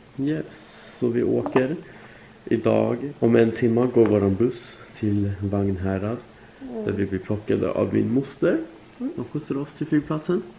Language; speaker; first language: Swedish; native; Swedish